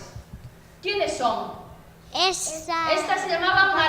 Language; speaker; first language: Spanish; native; Spanish